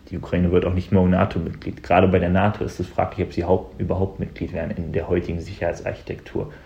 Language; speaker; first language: German; early bilingual, other home language; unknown